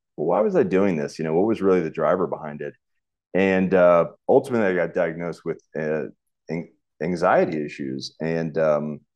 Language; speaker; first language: English; native; English